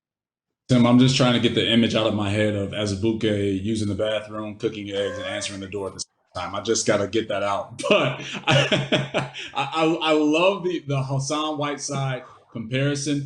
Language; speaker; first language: English; native; English